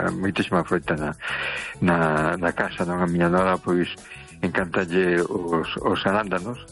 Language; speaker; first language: Galician; non-native, local second language; Spanish